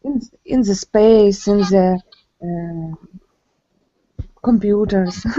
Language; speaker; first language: English; non-native, learner; Ukrainian